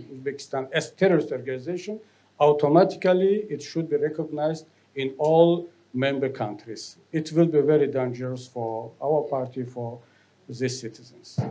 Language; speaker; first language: English; non-native, learner; Tajik